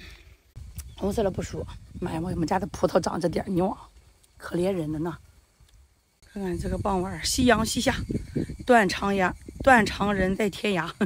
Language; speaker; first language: Chinese; native; Chinese